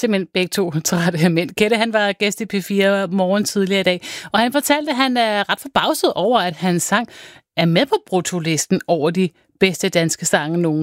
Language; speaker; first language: Danish; native; Danish